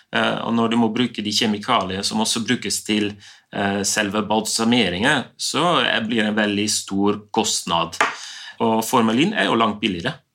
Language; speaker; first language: Norwegian; non-native, fluent; Dutch